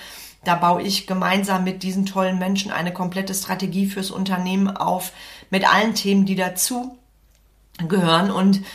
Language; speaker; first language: German; native; German